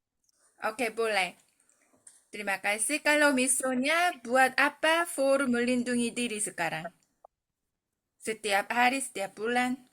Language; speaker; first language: Indonesian; non-native, fluent; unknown